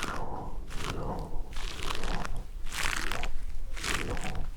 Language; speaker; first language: French; non-native, learner; Dutch